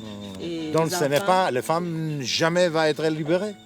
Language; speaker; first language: French; non-native, learner; Hebrew